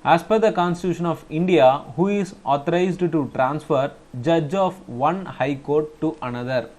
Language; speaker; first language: English; non-native, local second language; Tamil